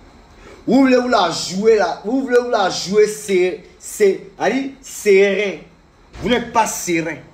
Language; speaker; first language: French; native; French